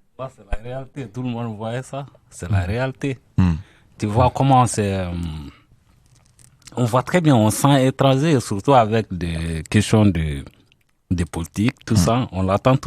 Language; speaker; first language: French; non-native, learner; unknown